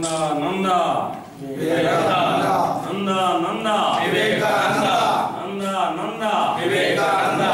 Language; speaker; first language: Telugu; native; Telugu